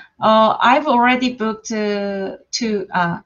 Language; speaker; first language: English; non-native, learner; Korean